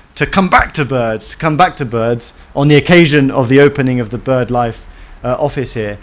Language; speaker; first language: English; native; English